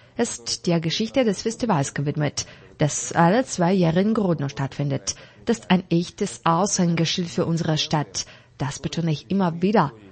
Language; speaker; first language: German; non-native, fluent; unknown